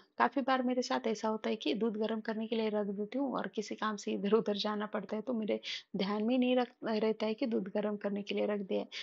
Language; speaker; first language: Hindi; non-native, local second language; Marathi